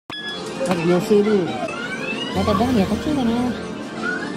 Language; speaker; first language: Japanese; native; Japanese